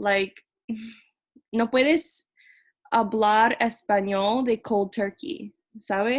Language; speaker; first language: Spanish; non-native, fluent; English